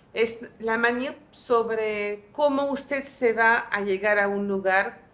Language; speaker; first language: Spanish; non-native, fluent; French